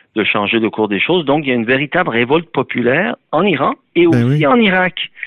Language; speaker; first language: French; early bilingual, other home language; Persian